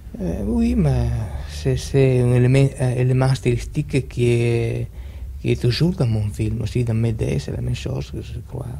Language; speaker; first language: French; non-native, fluent; Italian